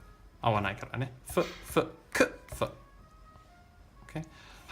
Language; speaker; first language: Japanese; non-native, learner; English